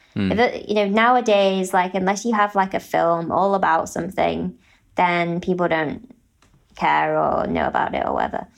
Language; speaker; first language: English; native; English